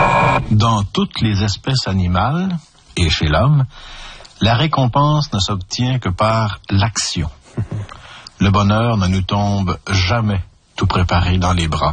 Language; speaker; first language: French; native; French